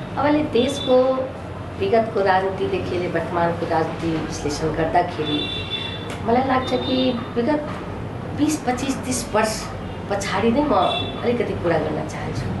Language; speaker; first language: Nepali; non-native, local second language; Maithili